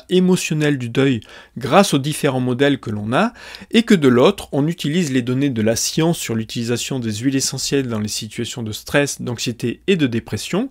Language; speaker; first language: French; native; French